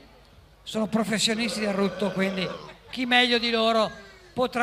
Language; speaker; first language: Italian; native; Italian